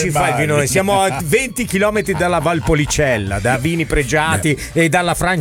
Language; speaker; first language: Italian; native; Italian